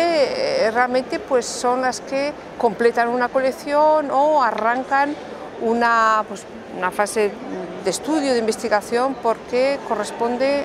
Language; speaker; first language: Spanish; native; Spanish